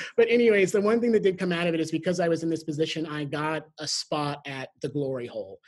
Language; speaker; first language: English; native; English